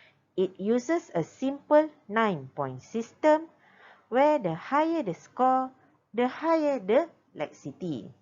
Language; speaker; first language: English; non-native, local second language; Malay